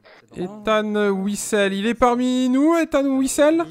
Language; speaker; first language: French; native; French